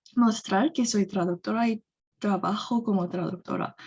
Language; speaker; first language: Spanish; non-native, fluent; Korean